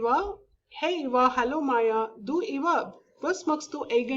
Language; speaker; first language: German; non-native, learner; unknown